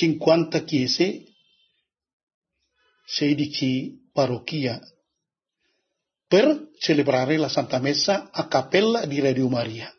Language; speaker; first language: Italian; non-native, learner; Indonesian